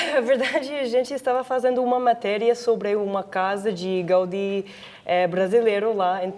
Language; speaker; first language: Portuguese; non-native, fluent; English